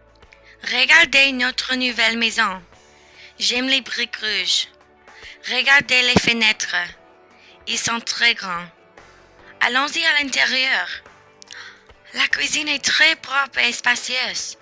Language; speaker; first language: French; non-native, learner; English